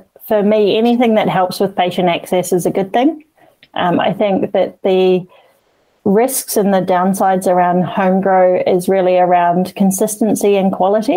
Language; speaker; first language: English; native; English